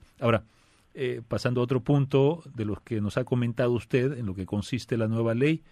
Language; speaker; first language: Spanish; native; Spanish